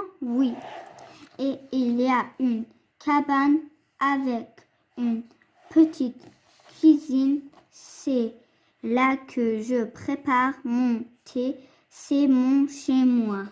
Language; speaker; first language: French; non-native, fluent; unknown